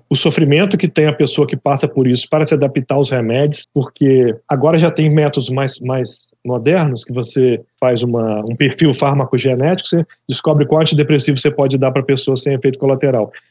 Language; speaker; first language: Portuguese; native; Portuguese